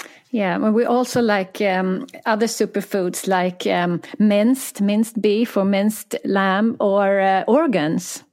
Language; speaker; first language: English; non-native, fluent; Swedish